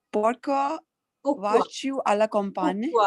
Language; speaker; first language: French; non-native, learner; Hindi